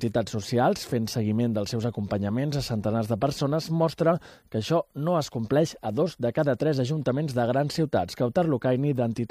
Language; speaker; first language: Catalan; native; Catalan